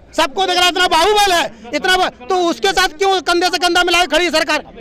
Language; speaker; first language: Hindi; native; Hindi